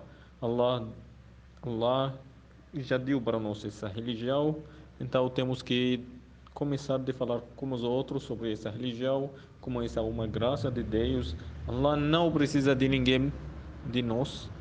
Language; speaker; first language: Portuguese; non-native, fluent; Arabic